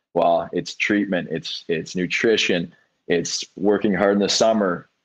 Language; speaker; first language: English; native; English